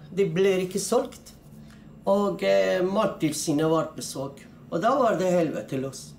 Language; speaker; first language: Norwegian; non-native, fluent; Persian